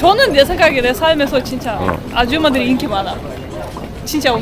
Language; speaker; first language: Korean; non-native, learner; Russian